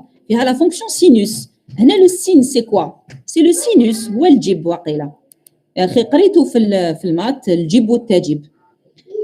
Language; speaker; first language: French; non-native, local second language; Arabic